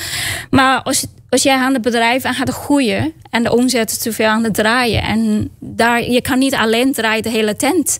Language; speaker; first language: Dutch; non-native, learner; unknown